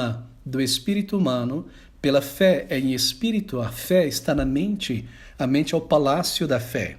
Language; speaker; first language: Portuguese; native; Portuguese